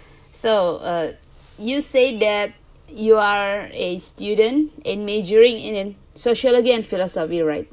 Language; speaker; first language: English; early bilingual, other home language; Indonesian